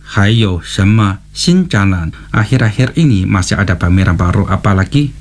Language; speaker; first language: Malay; non-native, fluent; Chinese